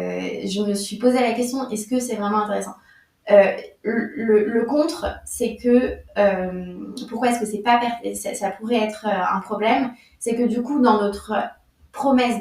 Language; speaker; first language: French; native; French